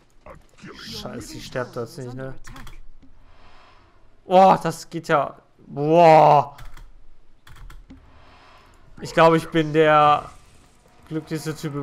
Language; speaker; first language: German; native; German